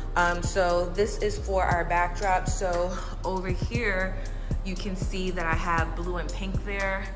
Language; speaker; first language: English; native; English